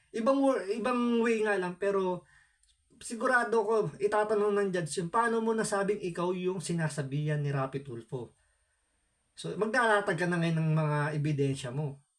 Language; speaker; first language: Filipino; native; Filipino